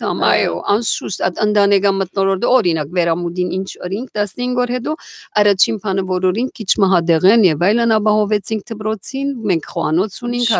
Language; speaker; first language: Armenian; native; Armenian